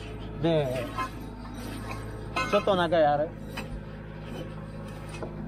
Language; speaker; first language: Japanese; non-native, learner; Cebuano